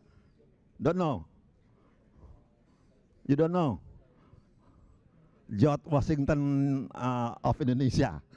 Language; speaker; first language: English; non-native, local second language; Indonesian